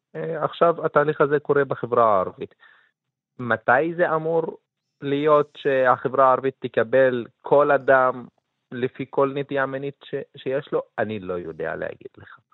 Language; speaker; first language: Hebrew; non-native, local second language; Arabic